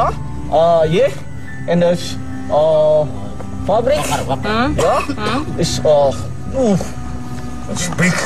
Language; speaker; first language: Dutch; non-native, learner; Indonesian